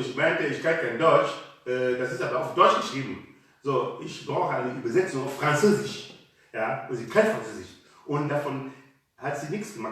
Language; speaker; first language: German; non-native, learner; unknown